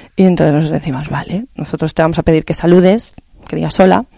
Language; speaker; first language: Spanish; native; Spanish